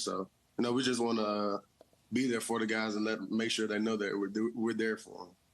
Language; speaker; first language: English; native; English